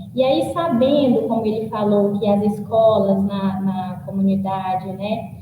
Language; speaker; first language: Portuguese; native; Portuguese